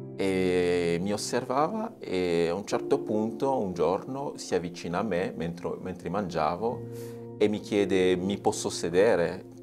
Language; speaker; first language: Italian; non-native, fluent; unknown